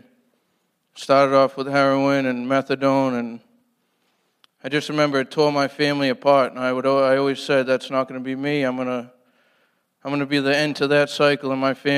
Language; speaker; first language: English; native; English